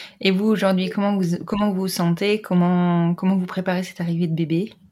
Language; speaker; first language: French; native; French